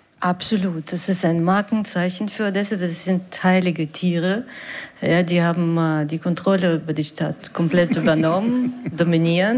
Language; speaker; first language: German; non-native, fluent; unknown